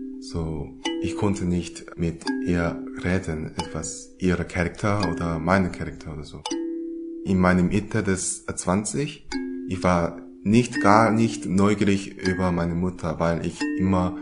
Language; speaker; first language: German; non-native, learner; Korean